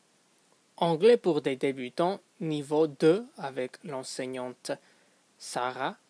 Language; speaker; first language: French; non-native, fluent; English